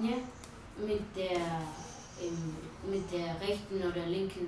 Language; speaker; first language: German; non-native, learner; Spanish